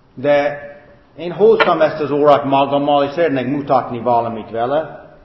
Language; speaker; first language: Hungarian; non-native, fluent; English